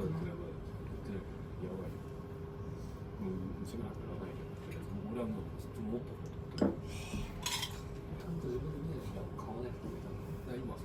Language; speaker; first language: Japanese; native; Japanese